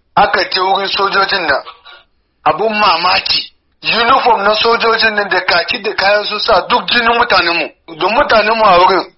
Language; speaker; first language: Hausa; non-native, local second language; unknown